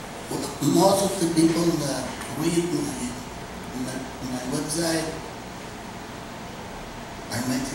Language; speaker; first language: English; non-native, learner; Spanish